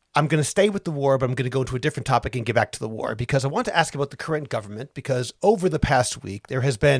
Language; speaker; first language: English; native; English